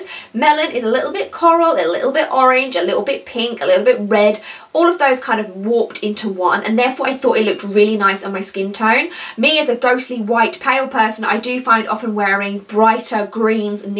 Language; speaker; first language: English; native; English